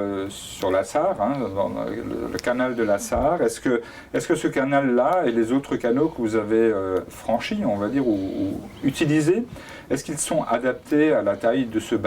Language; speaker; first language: French; native; French